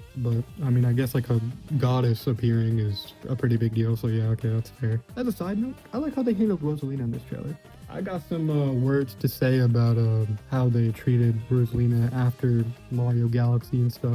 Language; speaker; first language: English; native; English